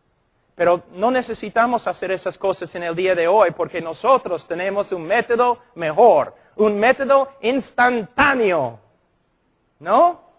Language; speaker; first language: Spanish; non-native, fluent; English